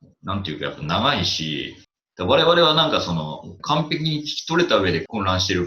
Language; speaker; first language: Japanese; native; Japanese